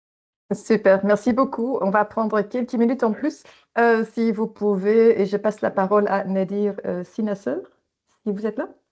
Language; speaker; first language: French; native; French